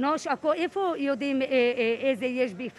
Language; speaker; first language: Hebrew; non-native, learner; Hungarian